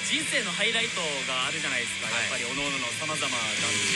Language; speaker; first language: Japanese; native; Japanese